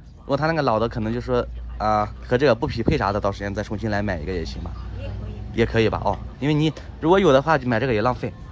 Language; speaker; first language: Chinese; native; Chinese